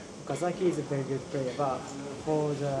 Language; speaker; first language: English; non-native, fluent; Japanese